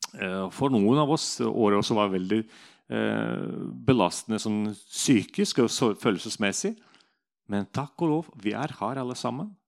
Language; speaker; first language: Norwegian; non-native, fluent; Russian